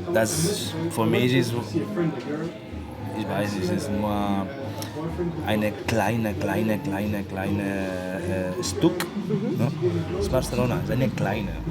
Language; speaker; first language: German; non-native, learner; Spanish